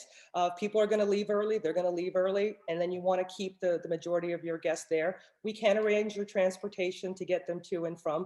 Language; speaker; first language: English; native; English